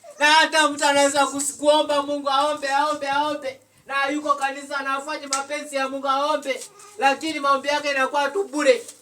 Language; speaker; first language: Swahili; non-native, local second language; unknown